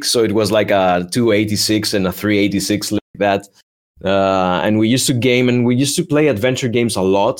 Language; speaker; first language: English; non-native, fluent; Greek